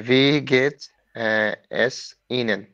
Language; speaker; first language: German; non-native, learner; Bangla